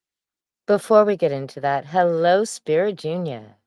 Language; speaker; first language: English; native; English